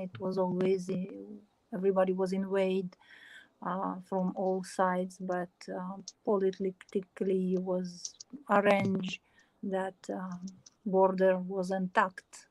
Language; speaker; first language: English; non-native, learner; Ukrainian